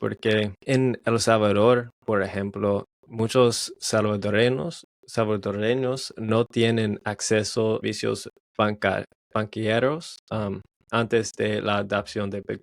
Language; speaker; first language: Spanish; non-native, learner; English